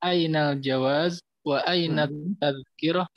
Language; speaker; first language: Arabic; non-native, learner; Indonesian